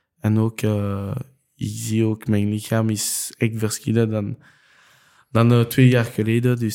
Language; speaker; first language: Dutch; non-native, local second language; French